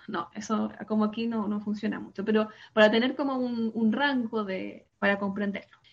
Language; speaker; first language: Spanish; native; Spanish